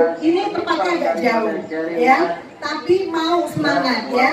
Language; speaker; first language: Indonesian; native; Indonesian